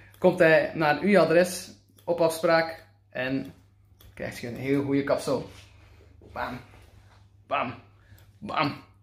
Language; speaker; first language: Dutch; early bilingual, other home language; Turkish